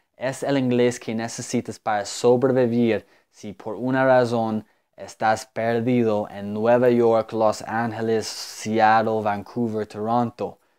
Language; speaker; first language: Spanish; non-native, fluent; English